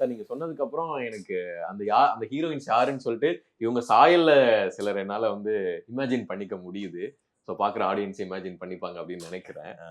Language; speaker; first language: Tamil; native; Tamil